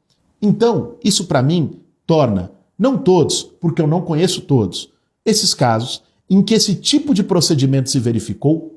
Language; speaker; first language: Portuguese; native; Portuguese